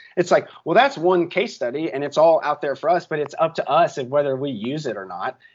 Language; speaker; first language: English; native; English